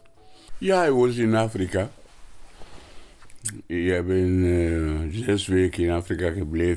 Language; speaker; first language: Dutch; non-native, learner; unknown